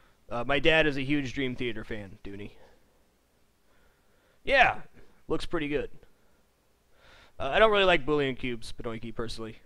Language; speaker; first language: English; native; English